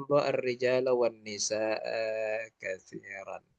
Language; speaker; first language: Arabic; non-native, fluent; Malay